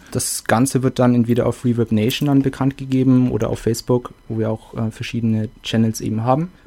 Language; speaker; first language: German; native; German